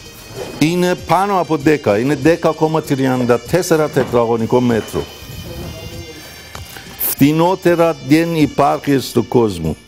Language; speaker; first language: Greek; non-native, learner; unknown